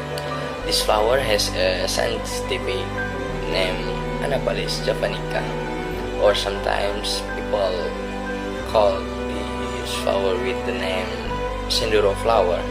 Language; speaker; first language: English; non-native, learner; Indonesian